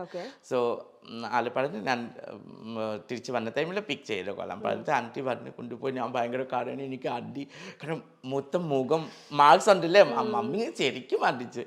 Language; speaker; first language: Malayalam; non-native, local second language; Assamese